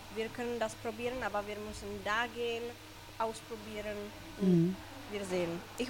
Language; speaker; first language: German; non-native, learner; Czech